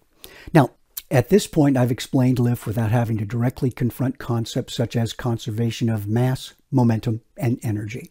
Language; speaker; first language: English; native; English